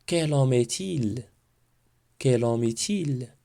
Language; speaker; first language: French; non-native, local second language; Arabic